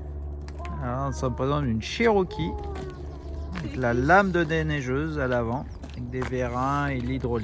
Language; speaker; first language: French; native; French